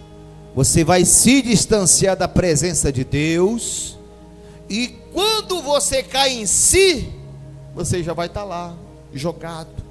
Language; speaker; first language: Portuguese; native; Portuguese